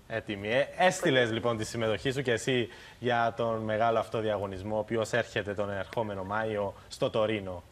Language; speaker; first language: Greek; native; Greek